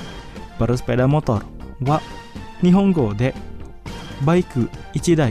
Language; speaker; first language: Japanese; non-native, fluent; Indonesian